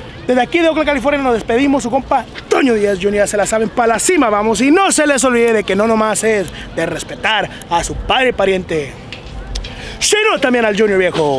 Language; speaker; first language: Spanish; early bilingual, heritage; Spanish